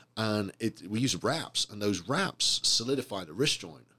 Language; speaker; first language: English; native; English